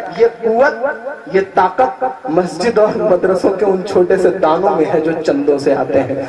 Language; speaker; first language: Hindi; native; Hindi